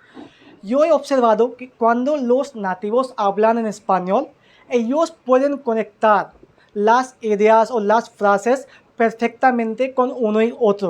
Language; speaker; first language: Spanish; non-native, learner; Hindi